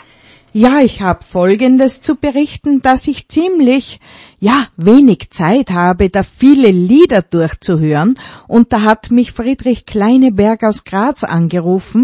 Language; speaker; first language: German; native; German